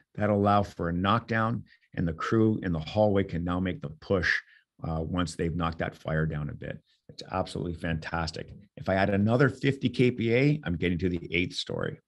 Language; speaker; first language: English; native; English